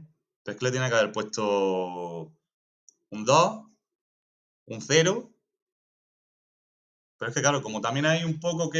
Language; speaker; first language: Spanish; native; Spanish